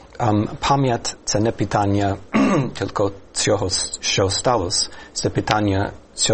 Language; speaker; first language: Ukrainian; non-native, fluent; English